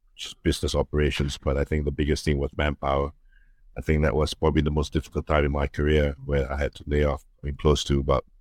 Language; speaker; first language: English; early bilingual, other home language; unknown